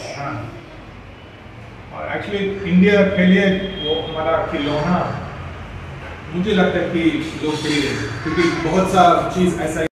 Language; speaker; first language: Hindi; non-native, learner; English